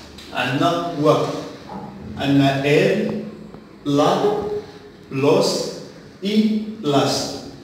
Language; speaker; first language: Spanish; non-native, fluent; Arabic